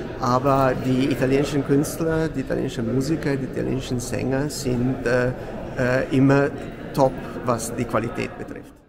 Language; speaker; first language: German; non-native, fluent; Italian